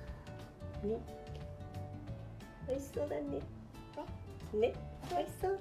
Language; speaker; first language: Japanese; native; Japanese